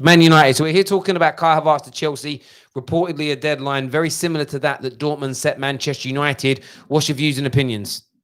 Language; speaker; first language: English; native; English